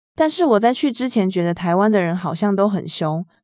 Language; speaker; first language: Chinese; non-native, fluent; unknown